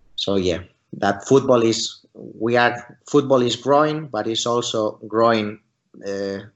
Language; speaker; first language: English; non-native, fluent; Spanish